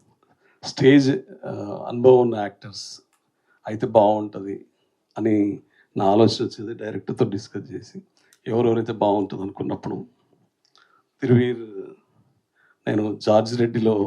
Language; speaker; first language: Telugu; native; Telugu